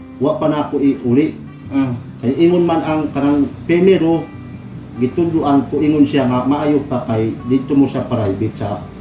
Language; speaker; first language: Cebuano; non-native, local second language; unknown